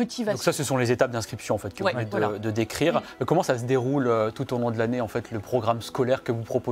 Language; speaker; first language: French; native; French